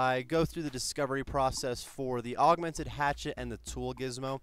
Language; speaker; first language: English; native; English